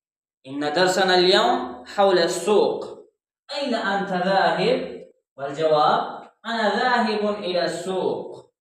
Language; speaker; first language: Arabic; non-native, fluent; Urdu